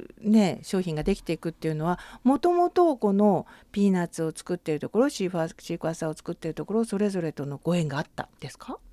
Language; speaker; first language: Japanese; native; Japanese